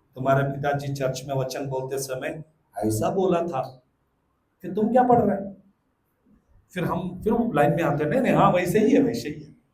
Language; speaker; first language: Hindi; non-native, local second language; Telugu